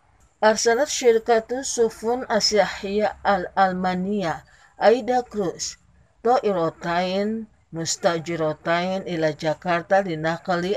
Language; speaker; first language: Arabic; non-native, fluent; Indonesian